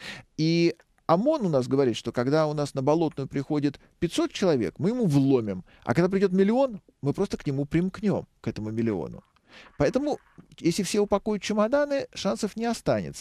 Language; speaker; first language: Russian; native; Russian